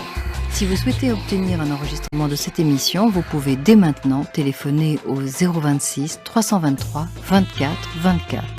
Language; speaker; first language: French; native; French